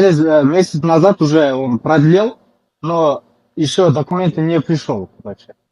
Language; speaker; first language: Russian; non-native, learner; Kyrgyz